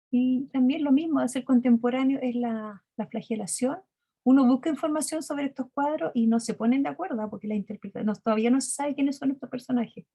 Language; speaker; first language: Spanish; native; Spanish